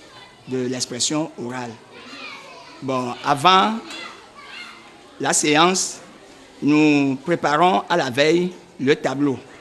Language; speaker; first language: French; native; French